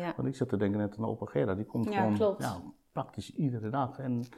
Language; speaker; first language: Dutch; non-native, fluent; Italian